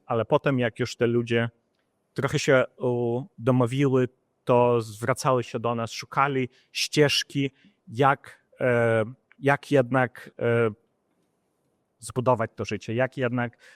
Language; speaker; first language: Polish; non-native, fluent; Ukrainian